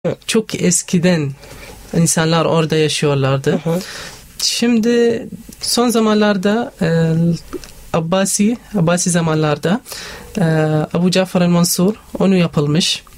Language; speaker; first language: Turkish; non-native, learner; Arabic